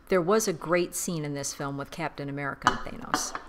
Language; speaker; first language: English; native; English